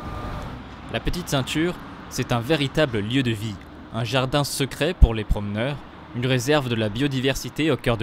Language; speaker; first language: French; native; French